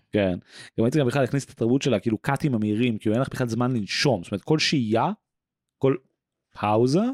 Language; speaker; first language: Hebrew; early bilingual, other home language; English